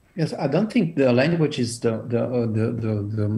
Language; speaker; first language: English; non-native, fluent; Portuguese